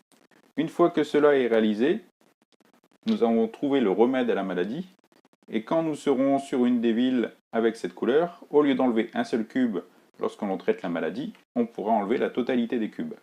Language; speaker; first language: French; native; French